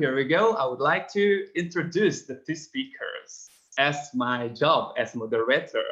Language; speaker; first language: English; non-native, fluent; Indonesian